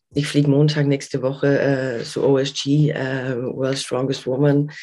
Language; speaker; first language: German; non-native, fluent; Danish